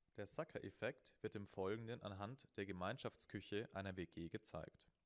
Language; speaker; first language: German; native; German